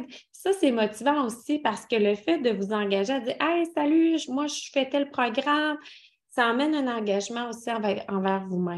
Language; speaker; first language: French; native; French